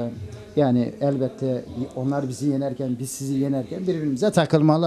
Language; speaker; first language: Turkish; native; Turkish